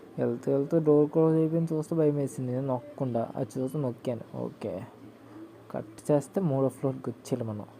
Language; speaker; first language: Telugu; non-native, local second language; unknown